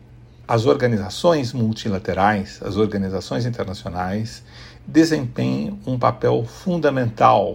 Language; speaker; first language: Portuguese; native; Portuguese